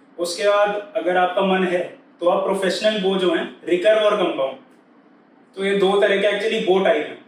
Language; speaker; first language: Hindi; native; Hindi